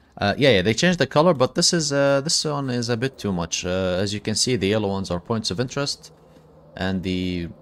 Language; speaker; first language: English; non-native, fluent; Arabic